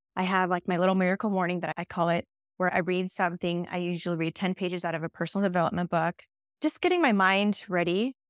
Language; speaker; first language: English; native; English